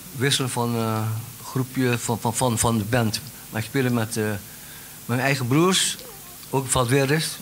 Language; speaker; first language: Dutch; non-native, fluent; Spanish